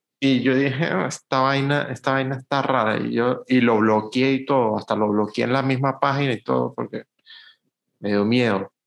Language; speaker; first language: Spanish; native; Spanish